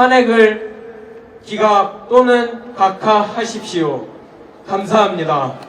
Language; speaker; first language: Korean; native; Korean